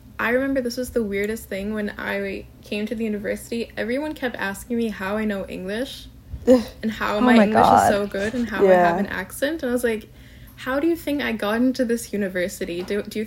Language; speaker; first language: English; non-native, local second language; Urdu